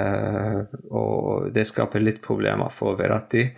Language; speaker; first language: Norwegian; non-native, fluent; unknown